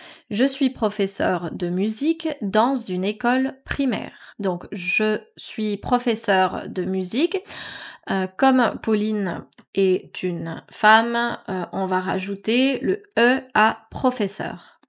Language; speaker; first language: French; native; French